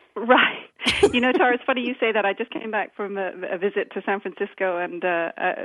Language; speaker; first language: English; native; English